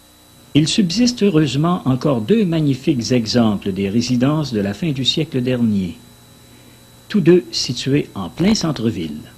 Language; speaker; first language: French; native; French